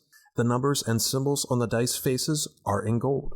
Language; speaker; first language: English; native; English